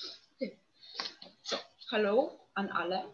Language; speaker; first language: German; non-native, fluent; Polish